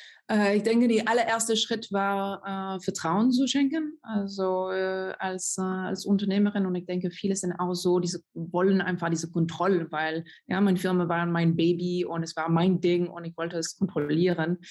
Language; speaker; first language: German; non-native, fluent; French